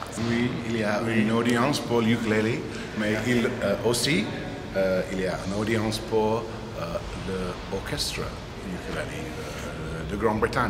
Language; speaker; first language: French; non-native, learner; English